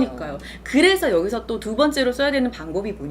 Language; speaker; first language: Korean; native; Korean